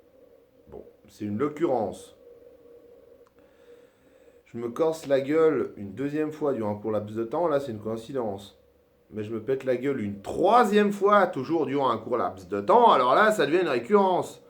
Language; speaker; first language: French; native; French